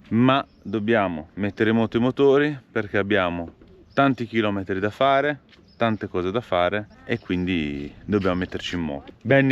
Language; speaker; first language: Italian; native; Italian